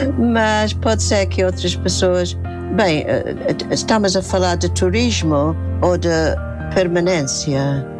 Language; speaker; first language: Portuguese; non-native, fluent; English